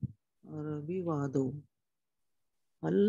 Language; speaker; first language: Arabic; non-native, learner; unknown